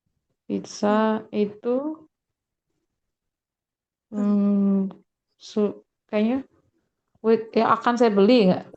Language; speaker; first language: Indonesian; native; Indonesian